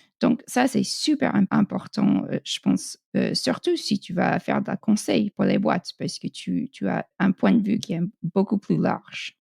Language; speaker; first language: French; non-native, fluent; English